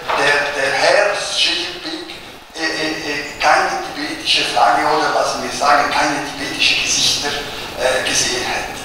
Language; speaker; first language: German; non-native, local second language; Italian